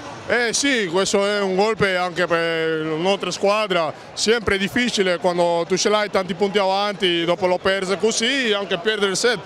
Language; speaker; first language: Italian; non-native, learner; Spanish